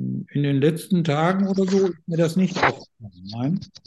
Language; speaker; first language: German; native; German